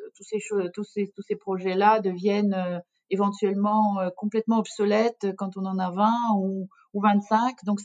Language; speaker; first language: French; non-native, fluent; Russian